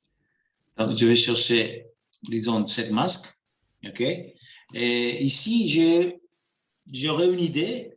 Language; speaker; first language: French; non-native, fluent; Spanish